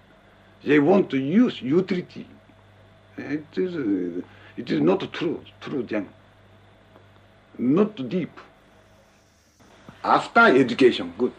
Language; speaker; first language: English; non-native, learner; Japanese